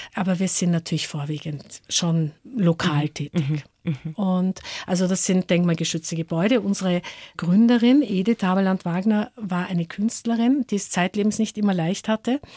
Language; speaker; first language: German; native; German